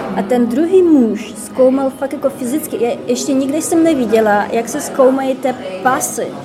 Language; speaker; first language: Czech; non-native, fluent; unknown